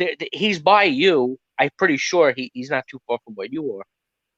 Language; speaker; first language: English; native; English